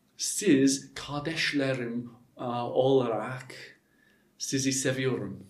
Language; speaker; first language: Turkish; non-native, fluent; English